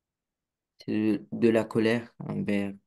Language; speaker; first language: French; non-native, learner; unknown